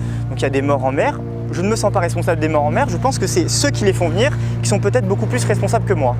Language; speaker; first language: French; native; French